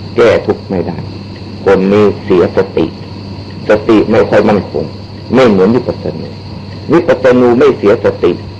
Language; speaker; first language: Thai; native; Thai